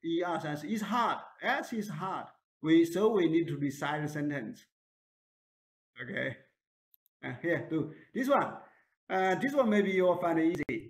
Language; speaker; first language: English; non-native, learner; Chinese